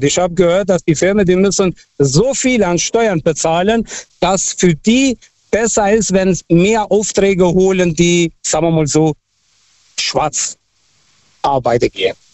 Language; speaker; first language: German; non-native, fluent; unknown